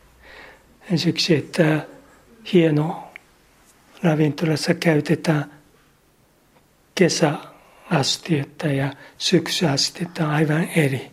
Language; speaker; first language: Finnish; non-native, learner; Japanese